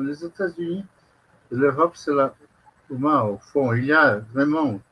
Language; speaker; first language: French; non-native, fluent; Portuguese